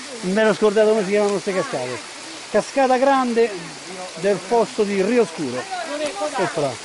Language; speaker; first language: Italian; native; Italian